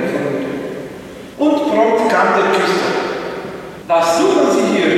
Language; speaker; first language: German; native; German